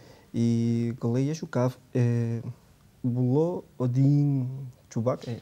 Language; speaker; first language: Ukrainian; non-native, learner; Spanish